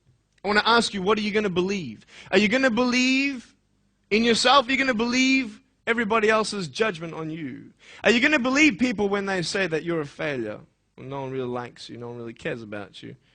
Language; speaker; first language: English; native; English